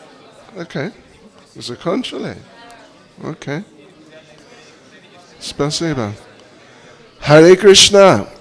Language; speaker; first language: Russian; non-native, fluent; English